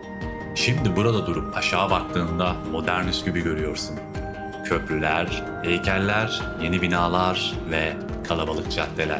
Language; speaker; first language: Turkish; native; Turkish